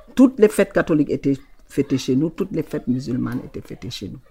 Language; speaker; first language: French; non-native, local second language; Wolof